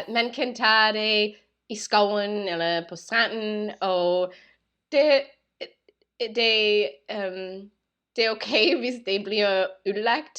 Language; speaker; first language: Danish; non-native, fluent; English